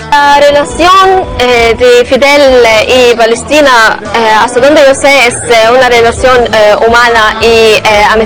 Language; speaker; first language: Spanish; non-native, learner; Arabic